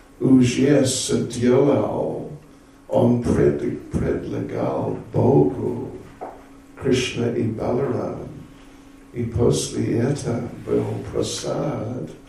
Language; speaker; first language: Russian; non-native, learner; English